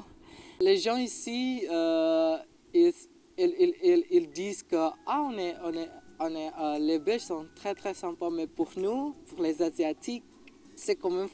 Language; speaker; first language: French; non-native, learner; Indonesian